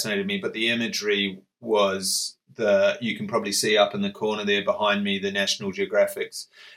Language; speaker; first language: English; native; English